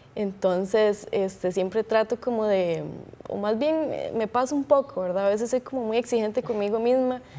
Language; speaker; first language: Spanish; native; Spanish